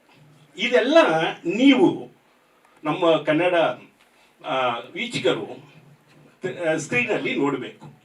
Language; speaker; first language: Kannada; non-native, fluent; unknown